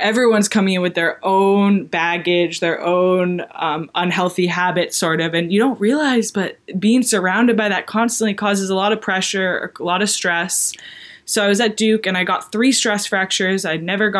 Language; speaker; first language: English; native; English